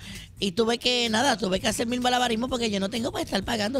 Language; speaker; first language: Spanish; native; Spanish